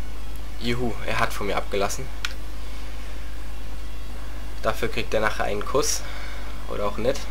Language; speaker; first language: German; native; German